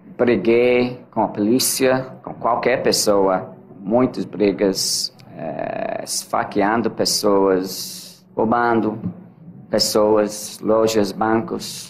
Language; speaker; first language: Portuguese; non-native, learner; English